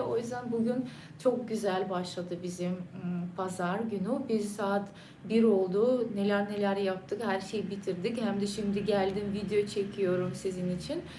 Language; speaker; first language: Turkish; non-native, fluent; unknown